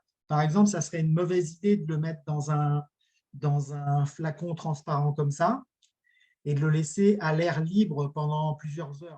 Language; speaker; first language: French; native; French